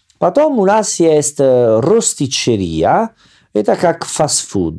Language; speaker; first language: Russian; non-native, learner; Italian